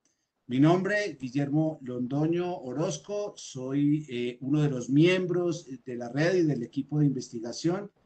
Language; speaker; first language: Spanish; native; Spanish